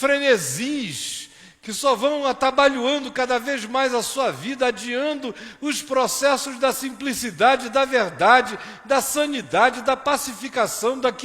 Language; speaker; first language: Portuguese; native; Portuguese